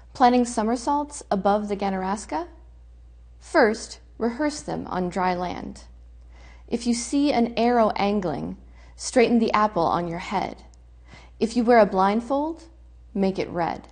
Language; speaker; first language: English; native; English